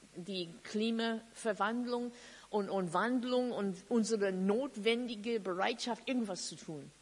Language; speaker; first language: German; non-native, fluent; English